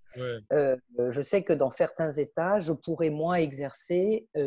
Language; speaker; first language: French; early bilingual, heritage; Spanish